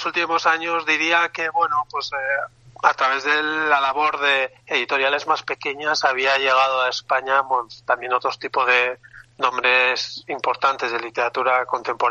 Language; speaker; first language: Spanish; non-native, local second language; Basque